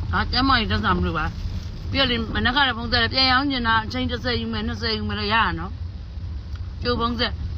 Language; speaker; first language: Burmese; non-native, local second language; Chinese